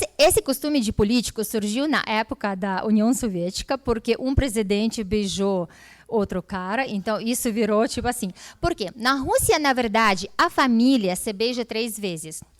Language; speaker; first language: Portuguese; non-native, fluent; Russian